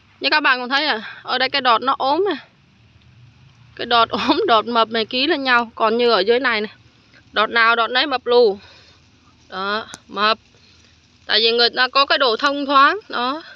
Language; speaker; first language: Vietnamese; native; Vietnamese